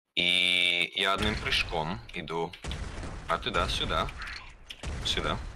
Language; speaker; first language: Russian; non-native, learner; German